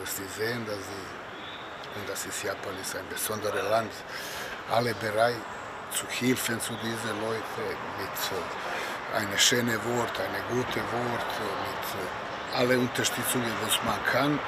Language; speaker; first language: German; non-native, fluent; Serbian